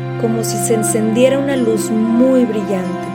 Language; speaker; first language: Spanish; native; Spanish